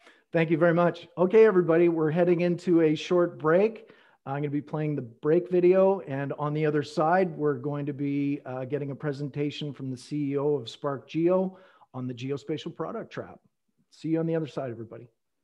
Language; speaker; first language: English; native; English